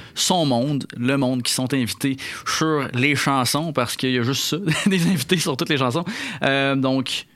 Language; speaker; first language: French; native; French